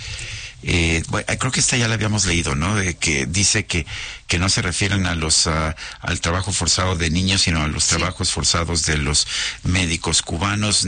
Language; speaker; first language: Spanish; native; Spanish